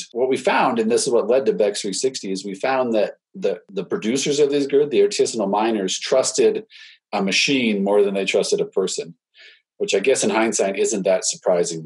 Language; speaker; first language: English; native; English